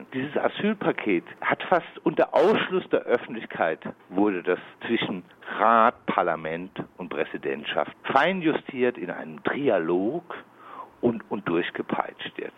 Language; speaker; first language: German; native; German